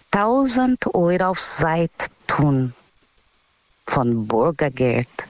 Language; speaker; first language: German; non-native, learner; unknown